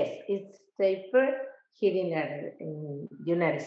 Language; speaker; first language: English; non-native, learner; Spanish